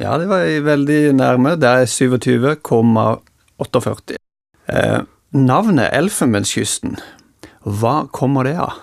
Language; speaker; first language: Norwegian; native; Norwegian